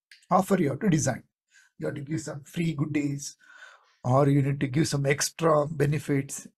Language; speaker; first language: English; non-native, local second language; Kannada